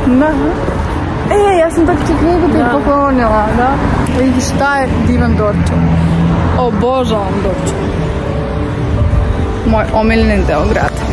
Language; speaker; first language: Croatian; non-native, learner; Russian